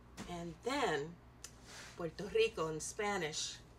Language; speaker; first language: English; non-native, local second language; Spanish